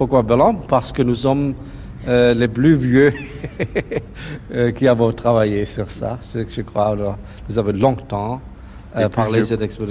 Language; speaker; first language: French; non-native, learner; German